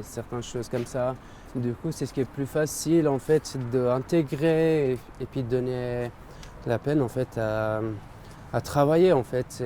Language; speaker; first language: French; non-native, fluent; Persian